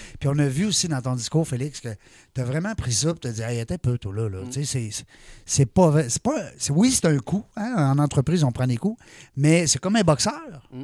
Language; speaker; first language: French; native; French